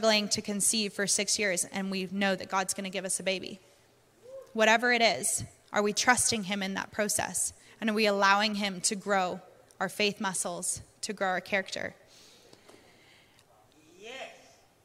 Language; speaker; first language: English; native; English